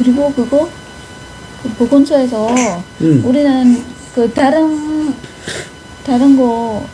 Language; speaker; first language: Korean; non-native, learner; Indonesian